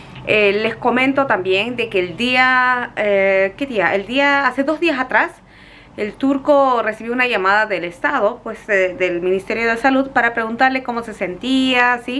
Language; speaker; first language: Spanish; native; Spanish